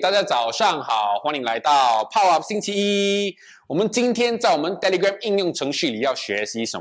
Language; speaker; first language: Chinese; native; Chinese